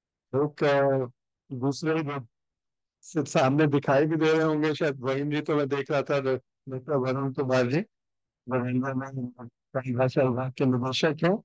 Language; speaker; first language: Hindi; native; Hindi